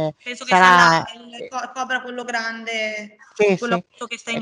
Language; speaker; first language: Italian; native; Italian